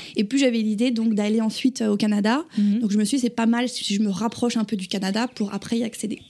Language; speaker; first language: French; native; French